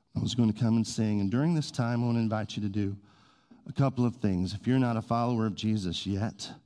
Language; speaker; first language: English; native; English